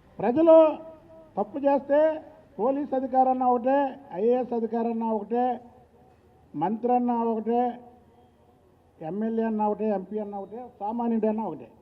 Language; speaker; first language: Telugu; native; Telugu